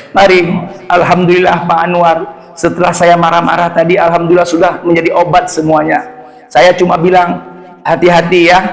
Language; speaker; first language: Indonesian; non-native, local second language; Achinese